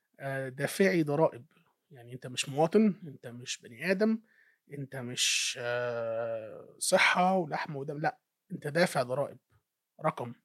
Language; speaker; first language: Arabic; native; Arabic